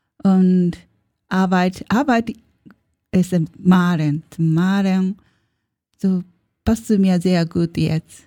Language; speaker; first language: German; non-native, learner; Japanese